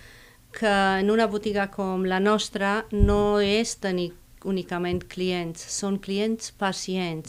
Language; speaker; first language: Catalan; non-native, fluent; Romanian